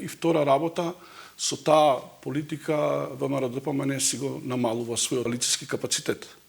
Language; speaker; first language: Macedonian; non-native, local second language; Bosnian